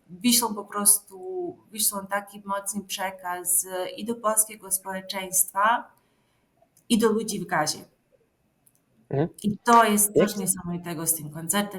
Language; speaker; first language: Polish; non-native, fluent; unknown